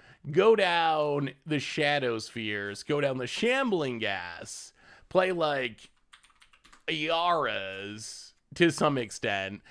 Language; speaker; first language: English; native; English